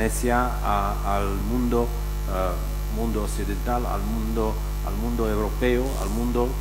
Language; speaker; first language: Spanish; non-native, fluent; Czech